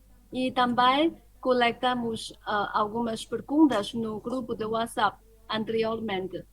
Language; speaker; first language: Portuguese; non-native, fluent; Chinese